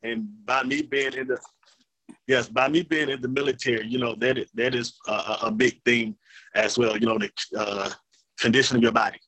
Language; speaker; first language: English; native; English